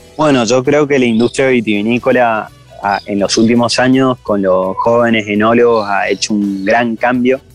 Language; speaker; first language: Spanish; native; Spanish